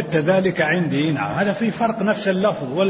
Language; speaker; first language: Arabic; native; Arabic